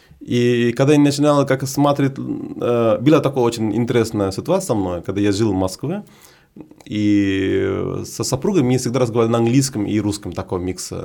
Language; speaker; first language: Russian; non-native, fluent; Hindi